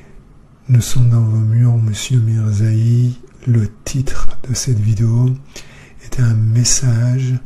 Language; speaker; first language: French; non-native, fluent; Persian